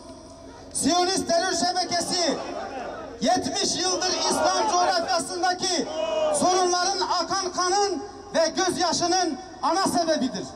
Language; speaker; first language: Turkish; native; Turkish